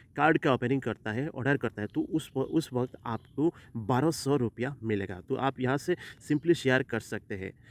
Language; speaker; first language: Hindi; non-native, local second language; Assamese